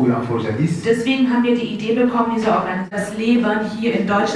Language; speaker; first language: German; non-native, fluent; Lingala